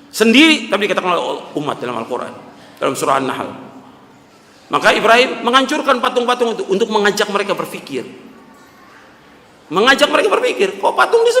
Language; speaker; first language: Indonesian; native; Indonesian